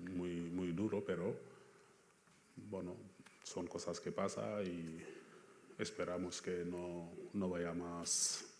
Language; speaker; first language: Spanish; non-native, fluent; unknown